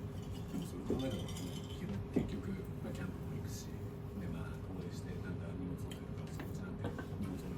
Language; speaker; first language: Japanese; native; Japanese